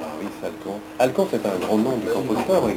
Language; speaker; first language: French; non-native, fluent; Japanese